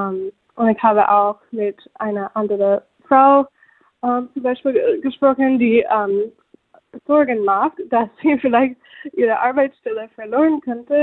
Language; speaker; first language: German; non-native, fluent; English